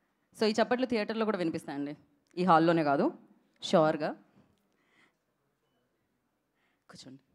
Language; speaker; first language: Telugu; native; Telugu